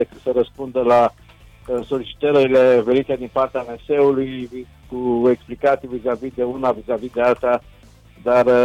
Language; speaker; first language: Romanian; native; Romanian